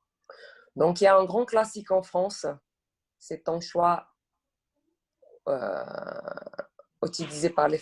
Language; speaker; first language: French; non-native, fluent; Portuguese